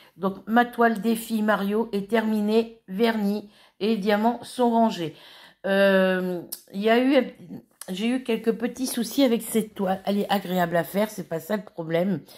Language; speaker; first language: French; native; French